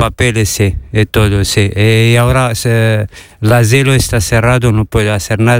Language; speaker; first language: Spanish; non-native, learner; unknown